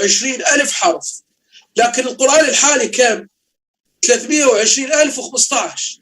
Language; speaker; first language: Arabic; native; Arabic